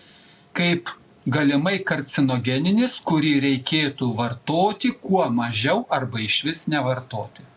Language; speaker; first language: Lithuanian; native; Lithuanian